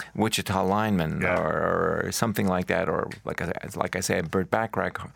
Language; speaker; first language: English; native; English